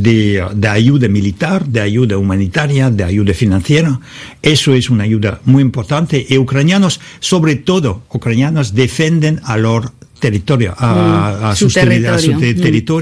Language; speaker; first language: Spanish; non-native, fluent; Russian